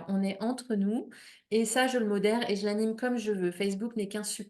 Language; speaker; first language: French; native; French